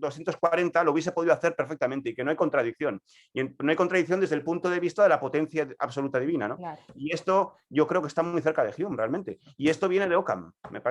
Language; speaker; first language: Spanish; native; Spanish